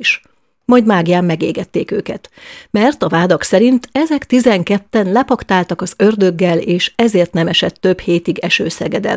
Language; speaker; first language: Hungarian; native; Hungarian